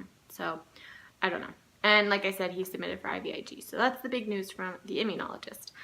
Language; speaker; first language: English; native; English